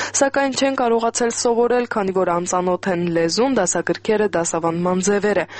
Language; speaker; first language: Armenian; native; Armenian